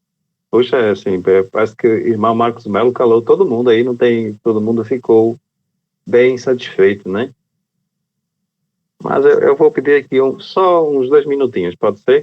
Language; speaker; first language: Portuguese; native; Portuguese